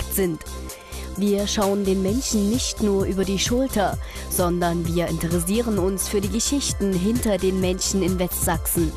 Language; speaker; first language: German; native; German